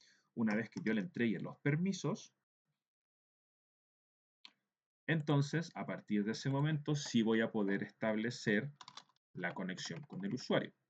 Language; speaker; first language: Spanish; native; Spanish